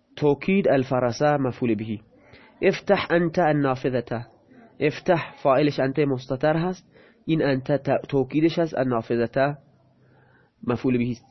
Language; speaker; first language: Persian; non-native, local second language; Baluchi